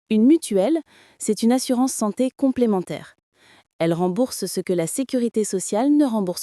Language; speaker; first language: French; non-native, fluent; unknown